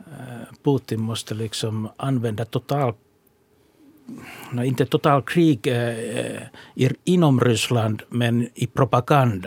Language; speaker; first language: Swedish; non-native, local second language; Finnish